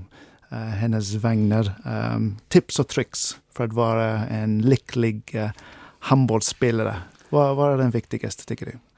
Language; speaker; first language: Swedish; non-native, fluent; English